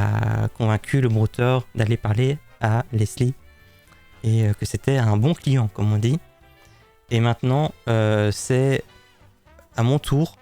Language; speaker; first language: French; native; French